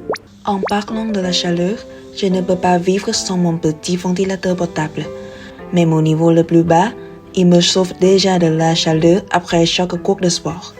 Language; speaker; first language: French; non-native, learner; Vietnamese